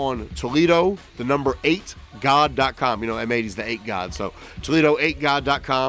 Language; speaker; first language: English; native; English